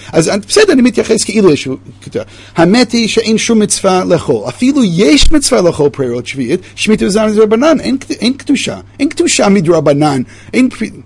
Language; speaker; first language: Hebrew; non-native, fluent; English